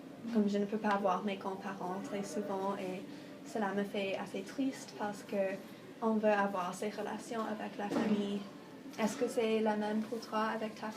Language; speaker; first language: French; non-native, fluent; English